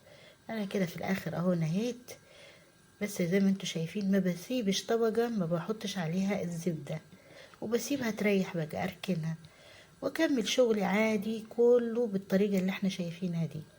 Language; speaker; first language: Arabic; native; Arabic